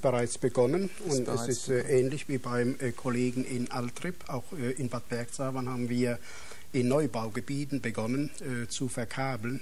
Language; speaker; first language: German; native; German